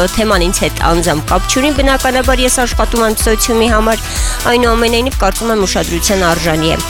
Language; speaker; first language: Armenian; native; Armenian